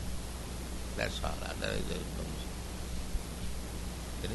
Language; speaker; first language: English; non-native, local second language; Bangla